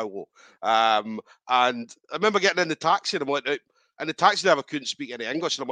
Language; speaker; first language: English; native; English